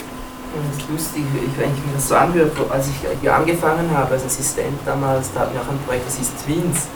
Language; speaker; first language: German; native; German